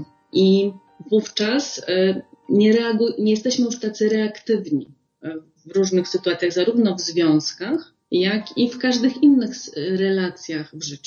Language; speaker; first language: Polish; native; Polish